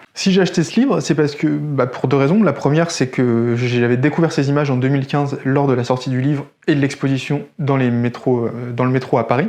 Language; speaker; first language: French; native; French